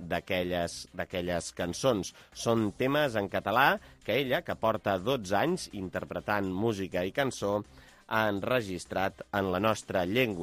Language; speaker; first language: Catalan; native; Catalan